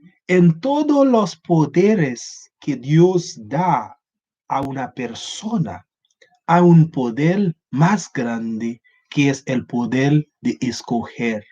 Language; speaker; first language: Spanish; non-native, learner; Haitian Creole